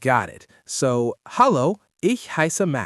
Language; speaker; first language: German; non-native, learner; English